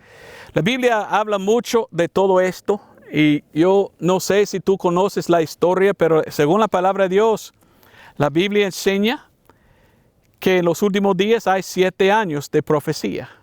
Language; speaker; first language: Spanish; non-native, learner; English